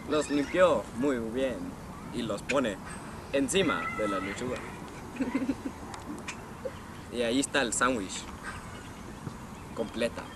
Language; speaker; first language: Spanish; non-native, learner; English